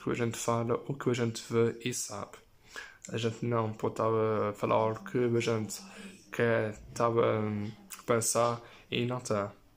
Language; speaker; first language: Portuguese; early bilingual, heritage; Portuguese